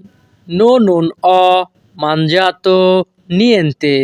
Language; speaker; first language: Italian; non-native, learner; Bangla